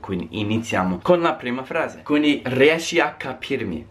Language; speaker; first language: Italian; non-native, fluent; English